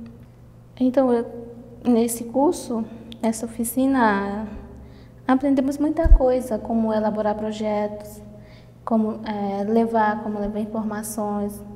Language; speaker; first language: Portuguese; non-native, local second language; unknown